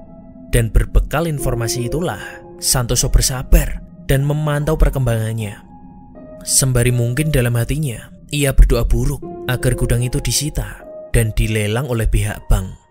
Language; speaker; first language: Indonesian; native; Indonesian